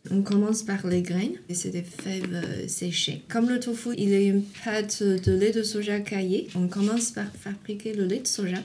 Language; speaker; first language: French; non-native, fluent; Chinese